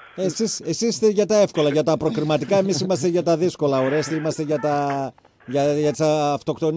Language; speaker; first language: Greek; native; Greek